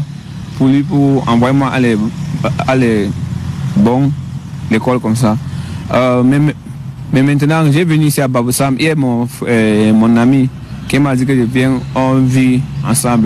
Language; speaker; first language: French; non-native, learner; English